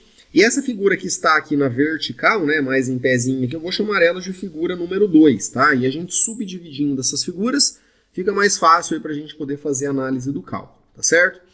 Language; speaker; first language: Portuguese; native; Portuguese